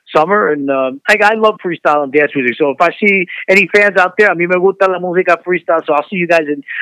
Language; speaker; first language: English; native; English